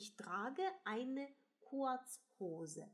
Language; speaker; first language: German; non-native, fluent; Russian